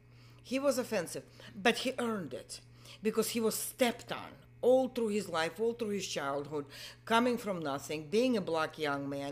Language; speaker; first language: English; non-native, fluent; Russian